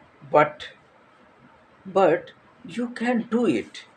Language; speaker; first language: English; non-native, learner; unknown